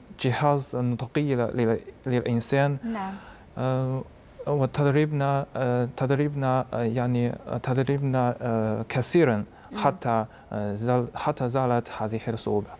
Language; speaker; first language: Arabic; non-native, learner; Chinese